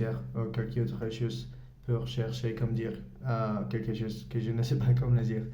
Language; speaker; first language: French; non-native, learner; Spanish